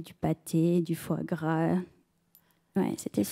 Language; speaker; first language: French; early bilingual, heritage; French